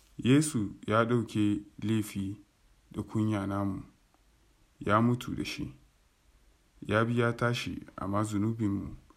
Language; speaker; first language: Hausa; non-native, local second language; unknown